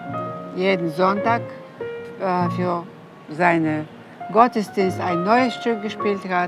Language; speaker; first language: German; non-native, fluent; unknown